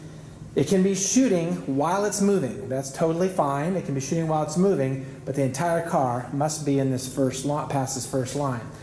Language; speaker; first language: English; native; English